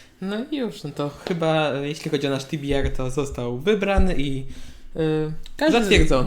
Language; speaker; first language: Polish; native; Polish